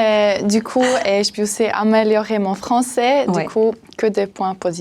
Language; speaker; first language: French; non-native, local second language; German